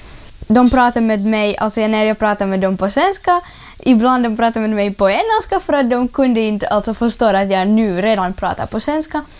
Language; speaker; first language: Swedish; non-native, fluent; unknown